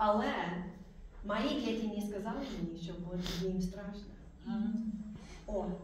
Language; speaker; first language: Ukrainian; non-native, learner; English